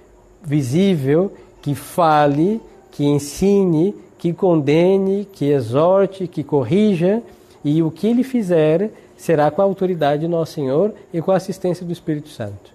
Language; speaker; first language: Portuguese; native; Portuguese